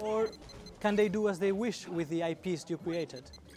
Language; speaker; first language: English; non-native, fluent; Spanish